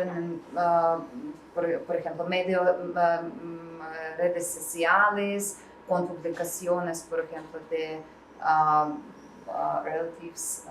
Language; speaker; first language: Spanish; non-native, learner; Russian